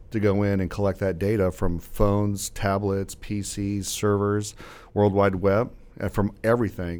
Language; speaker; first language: English; native; English